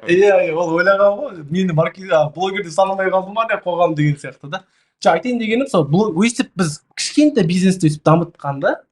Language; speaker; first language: Kazakh; native; Kazakh